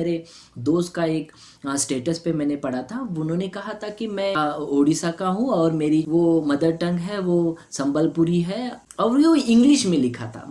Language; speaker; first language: Hindi; non-native, local second language; Marathi